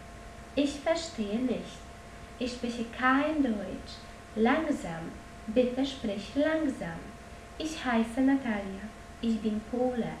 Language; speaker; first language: German; non-native, fluent; Polish